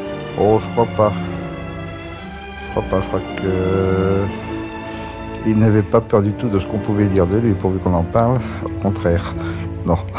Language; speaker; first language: French; native; French